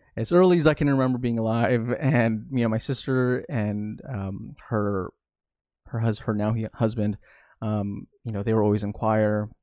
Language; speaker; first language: English; early bilingual, other home language; Filipino